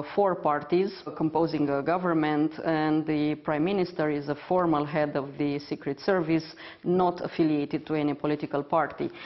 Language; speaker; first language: English; non-native, fluent; Romanian